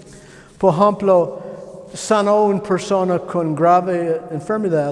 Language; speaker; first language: Spanish; non-native, learner; English